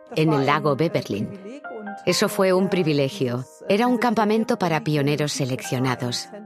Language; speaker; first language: Spanish; non-native, fluent; German